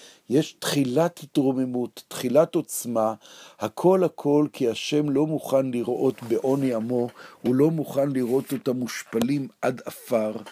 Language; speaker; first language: Hebrew; native; Hebrew